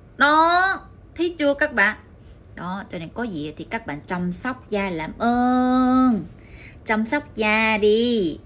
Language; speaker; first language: Vietnamese; early bilingual, heritage; Korean